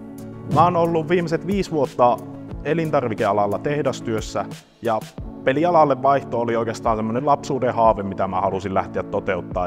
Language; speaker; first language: Finnish; native; Finnish